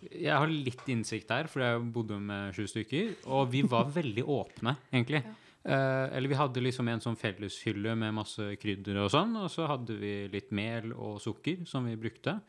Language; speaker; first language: Norwegian; native; Norwegian